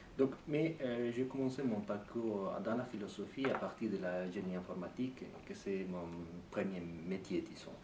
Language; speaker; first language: French; non-native, fluent; Spanish